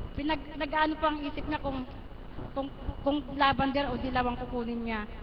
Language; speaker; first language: Filipino; native; Filipino